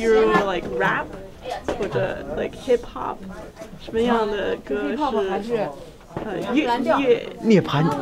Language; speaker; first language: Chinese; non-native, learner; English